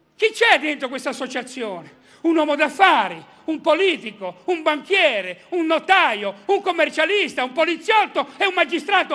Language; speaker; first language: Italian; native; Italian